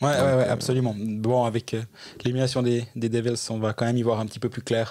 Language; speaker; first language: French; native; French